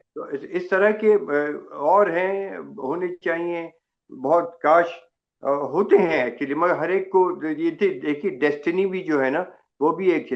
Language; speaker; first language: Urdu; native; Urdu